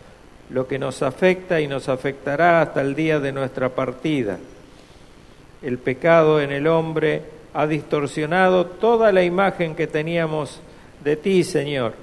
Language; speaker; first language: Spanish; native; Spanish